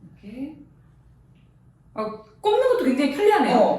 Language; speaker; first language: Korean; native; Korean